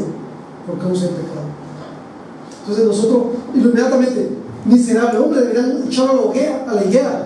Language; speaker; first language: Spanish; native; Spanish